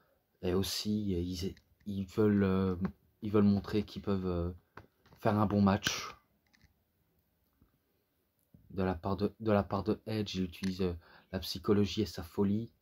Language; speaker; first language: French; native; French